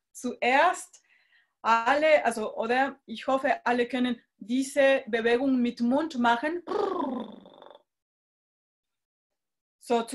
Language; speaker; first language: German; non-native, fluent; Spanish